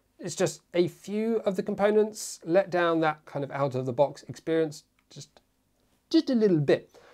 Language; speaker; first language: English; native; English